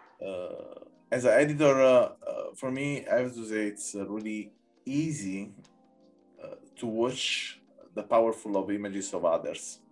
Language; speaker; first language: English; non-native, learner; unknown